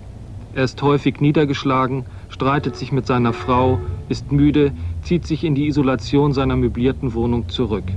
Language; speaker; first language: German; native; German